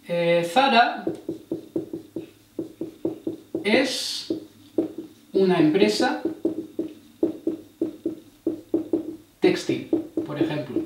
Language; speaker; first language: Spanish; non-native, fluent; French